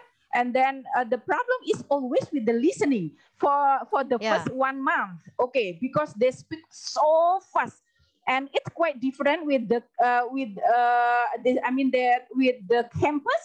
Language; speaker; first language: English; non-native, learner; Indonesian